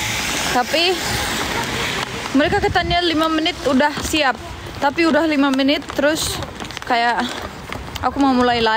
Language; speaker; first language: Indonesian; non-native, fluent; Turkish